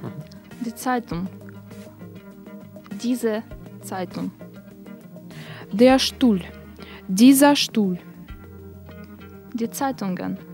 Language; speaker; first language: German; non-native, learner; Russian